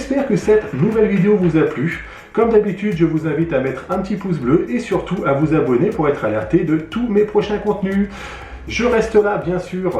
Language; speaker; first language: French; native; French